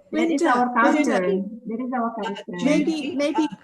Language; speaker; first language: English; non-native, learner; Indonesian